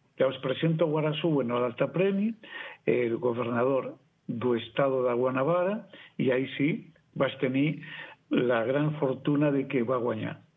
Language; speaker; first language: Catalan; non-native, fluent; Spanish